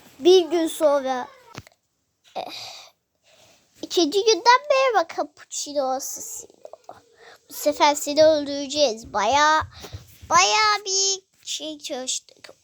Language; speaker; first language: Turkish; native; Turkish